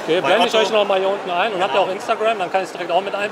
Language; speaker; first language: German; native; German